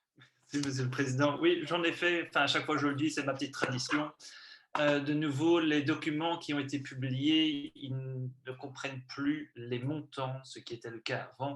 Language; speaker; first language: French; native; French